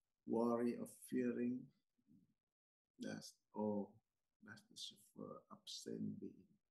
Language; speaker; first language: English; non-native, learner; Vietnamese